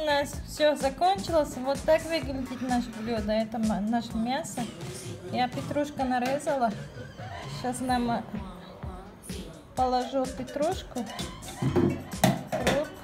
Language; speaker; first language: Russian; non-native, learner; Tajik